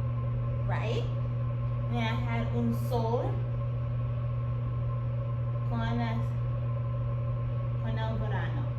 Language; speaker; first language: Spanish; non-native, fluent; English